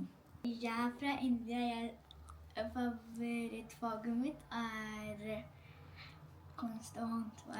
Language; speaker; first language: Norwegian; non-native, learner; Hindi